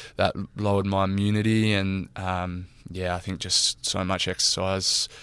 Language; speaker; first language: English; native; English